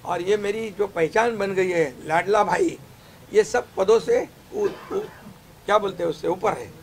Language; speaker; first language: Hindi; non-native, local second language; Marathi